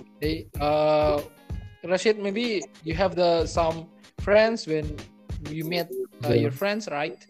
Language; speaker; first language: English; non-native, learner; Indonesian